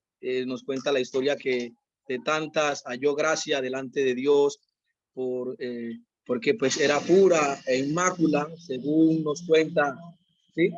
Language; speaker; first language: Spanish; native; Spanish